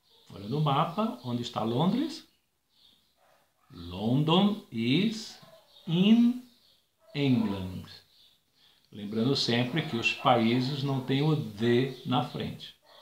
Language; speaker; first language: Portuguese; native; Portuguese